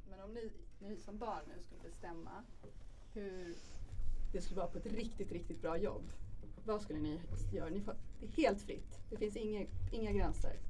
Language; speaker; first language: Swedish; native; Swedish